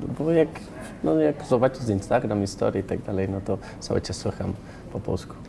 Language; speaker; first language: Polish; non-native, fluent; Spanish